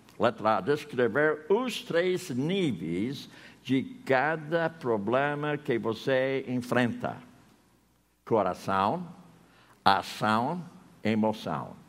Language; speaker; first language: Portuguese; non-native, fluent; English